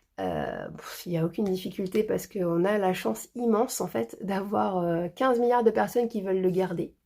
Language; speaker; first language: French; early bilingual, other home language; Portuguese